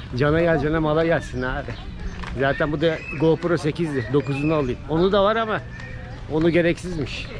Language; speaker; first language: Turkish; native; Turkish